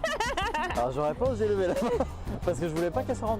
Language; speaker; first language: French; native; French